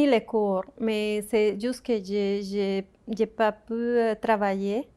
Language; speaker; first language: French; non-native, fluent; Spanish